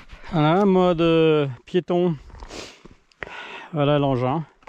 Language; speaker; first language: French; native; French